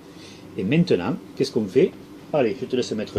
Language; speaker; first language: French; native; French